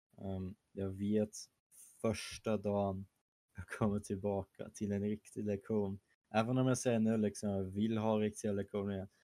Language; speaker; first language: Swedish; early bilingual, other home language; German